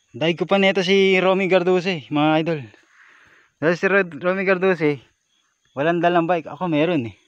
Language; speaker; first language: Filipino; native; Filipino